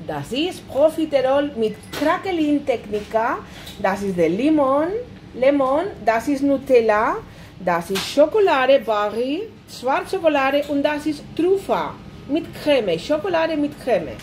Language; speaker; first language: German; non-native, learner; Spanish